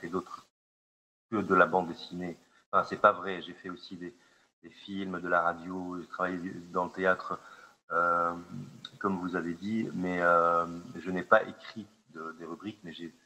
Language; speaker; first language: French; non-native, local second language; Arabic